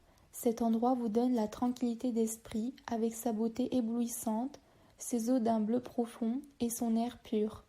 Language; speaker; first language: French; non-native, learner; Turkish